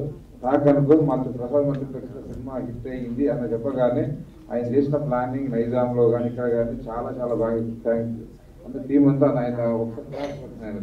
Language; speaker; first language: Telugu; native; Telugu